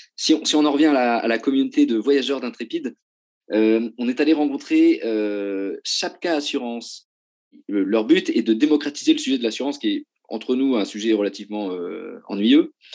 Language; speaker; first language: French; native; French